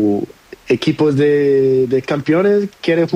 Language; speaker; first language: Spanish; non-native, learner; Portuguese